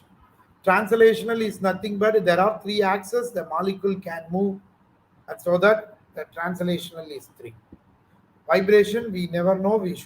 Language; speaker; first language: English; non-native, local second language; Tamil